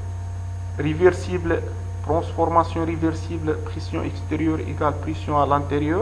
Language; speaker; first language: French; non-native, local second language; Arabic